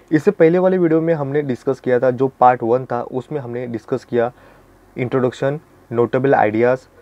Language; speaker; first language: Hindi; non-native, local second language; Marathi